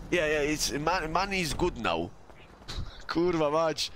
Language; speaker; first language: English; non-native, learner; Polish